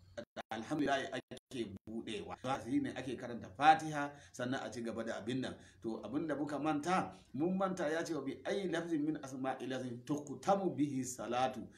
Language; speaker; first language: Hausa; non-native, local second language; Fula